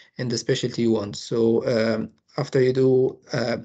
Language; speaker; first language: English; non-native, fluent; Arabic